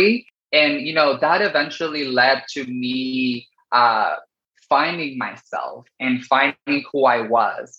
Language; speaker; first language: English; early bilingual, other home language; Spanish